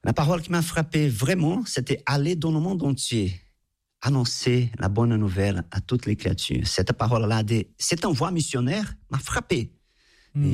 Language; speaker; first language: French; non-native, fluent; Portuguese